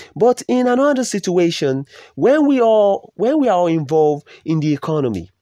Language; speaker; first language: English; non-native, local second language; Yoruba